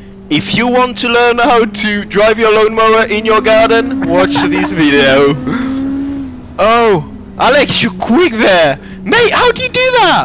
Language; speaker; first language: English; non-native, fluent; French